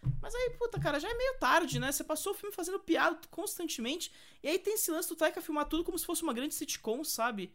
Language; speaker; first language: Portuguese; native; Portuguese